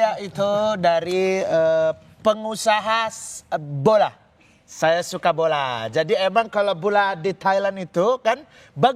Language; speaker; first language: Indonesian; non-native, learner; Thai